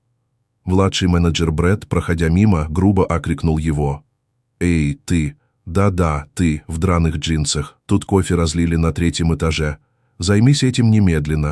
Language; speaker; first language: Russian; native; Russian